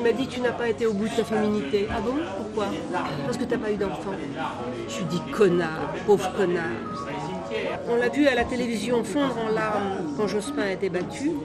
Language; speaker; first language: French; native; French